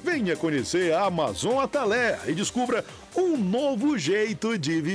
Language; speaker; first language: Portuguese; native; Portuguese